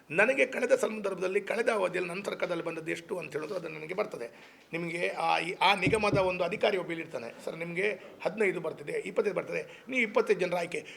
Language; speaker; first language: Kannada; non-native, local second language; Konkani